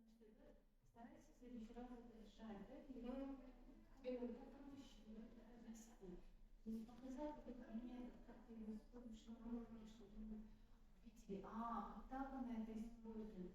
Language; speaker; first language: Russian; non-native, local second language; Kazakh